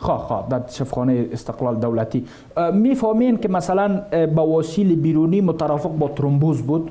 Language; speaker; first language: Persian; native; Persian